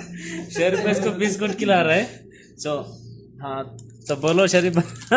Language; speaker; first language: Hindi; non-native, local second language; Bangla